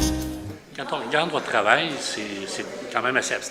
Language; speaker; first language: French; native; French